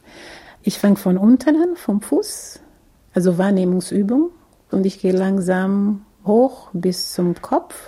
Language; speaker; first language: German; non-native, fluent; Portuguese